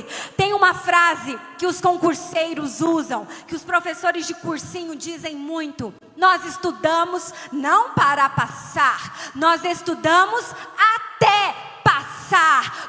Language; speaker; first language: Portuguese; native; Portuguese